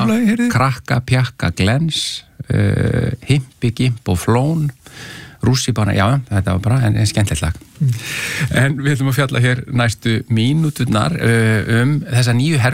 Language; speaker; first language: Icelandic; native; Icelandic